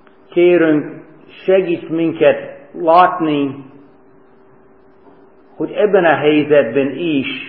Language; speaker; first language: Hungarian; non-native, fluent; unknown